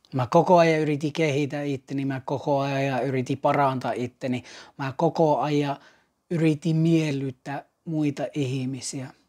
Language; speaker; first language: Finnish; non-native, fluent; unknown